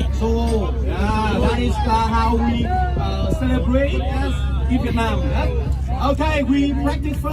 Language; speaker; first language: English; non-native, learner; Vietnamese